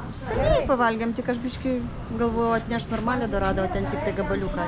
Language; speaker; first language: Lithuanian; native; Lithuanian